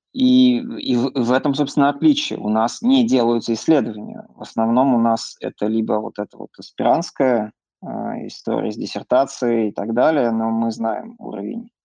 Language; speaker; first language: Russian; native; Russian